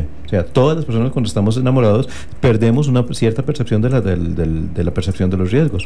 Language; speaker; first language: Spanish; native; Spanish